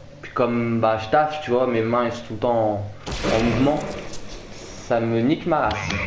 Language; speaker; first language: French; native; French